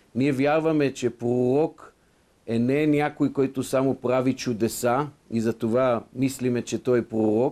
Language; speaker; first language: Bulgarian; non-native, fluent; Hebrew